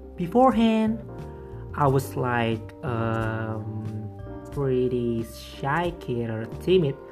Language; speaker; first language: English; non-native, fluent; Indonesian